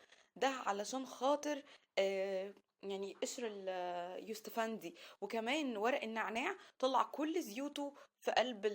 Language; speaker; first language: Arabic; native; Arabic